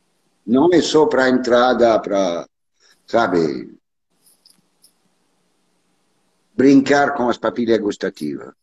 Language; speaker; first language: Portuguese; non-native, learner; French